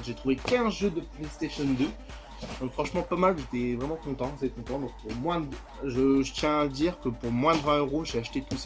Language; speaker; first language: French; native; French